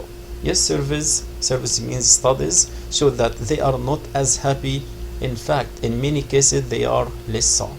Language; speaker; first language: English; non-native, fluent; Arabic